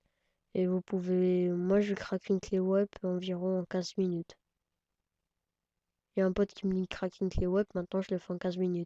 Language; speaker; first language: French; native; French